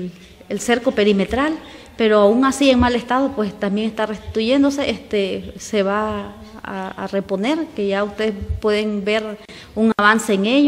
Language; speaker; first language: Spanish; native; Spanish